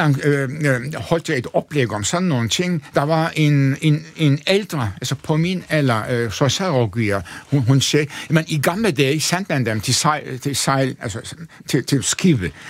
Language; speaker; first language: Danish; non-native, fluent; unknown